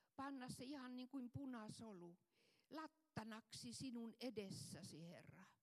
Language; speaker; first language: Finnish; non-native, fluent; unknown